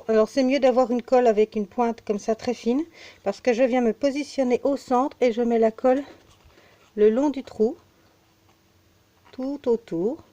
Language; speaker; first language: French; native; French